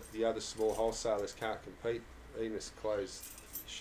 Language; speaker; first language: English; non-native, local second language; Croatian